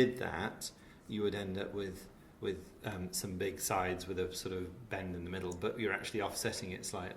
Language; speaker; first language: English; native; English